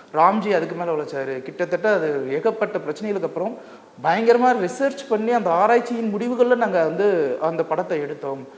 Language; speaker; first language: Tamil; native; Tamil